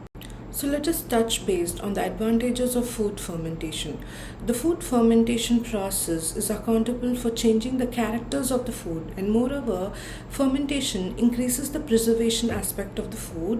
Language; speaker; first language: English; non-native, local second language; Tamil